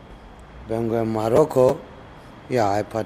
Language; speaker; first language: Spanish; non-native, learner; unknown